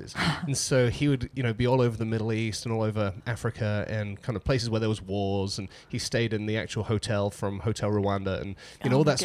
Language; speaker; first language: English; native; English